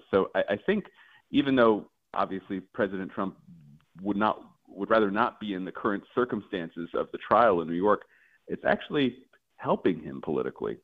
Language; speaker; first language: English; native; English